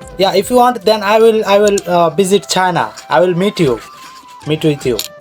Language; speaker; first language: English; non-native, fluent; Bangla